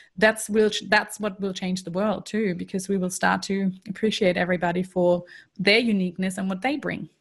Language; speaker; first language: English; non-native, fluent; German